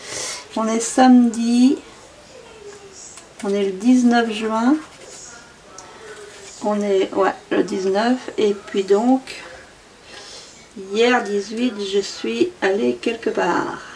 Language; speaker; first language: French; native; French